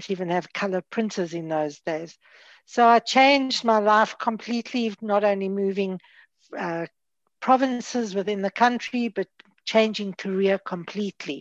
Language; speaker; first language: English; native; English